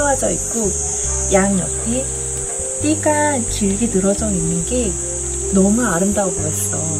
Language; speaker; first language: Korean; native; Korean